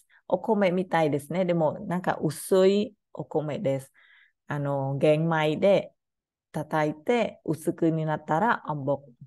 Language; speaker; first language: Japanese; non-native, learner; Khmer